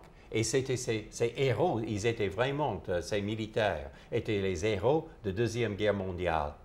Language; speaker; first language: French; non-native, fluent; English